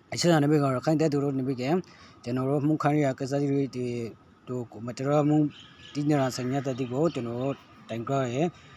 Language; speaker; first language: Burmese; native; Burmese